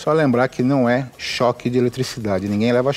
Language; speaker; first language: Portuguese; native; Portuguese